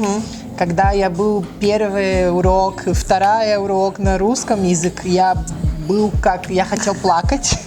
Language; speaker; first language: Russian; non-native, learner; Portuguese